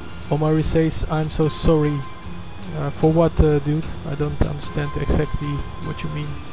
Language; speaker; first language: English; non-native, fluent; Turkish